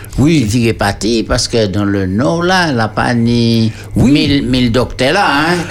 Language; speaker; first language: French; native; French